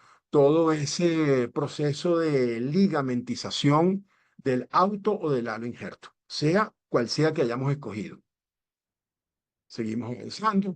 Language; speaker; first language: Spanish; native; Spanish